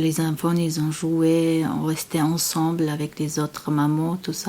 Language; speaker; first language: French; non-native, learner; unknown